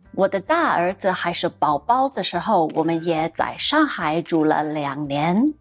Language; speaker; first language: Chinese; non-native, learner; English